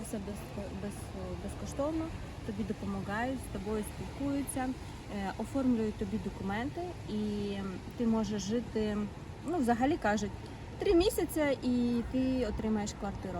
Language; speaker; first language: Ukrainian; non-native, local second language; Russian